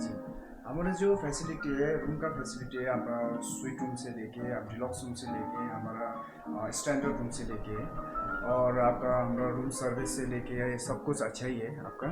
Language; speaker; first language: Hindi; non-native, local second language; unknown